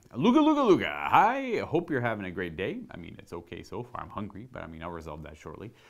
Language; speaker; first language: English; native; English